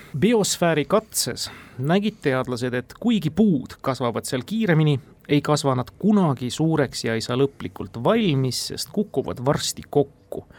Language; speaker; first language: Estonian; native; Estonian